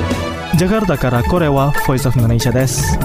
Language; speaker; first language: Japanese; non-native, fluent; Indonesian